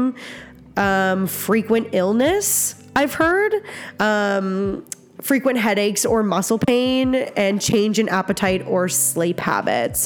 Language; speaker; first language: English; native; English